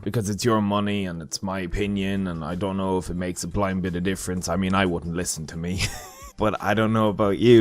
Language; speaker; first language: English; native; English